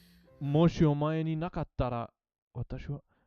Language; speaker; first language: Japanese; non-native, learner; English